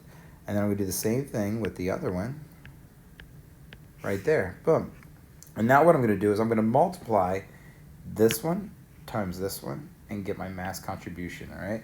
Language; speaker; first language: English; native; English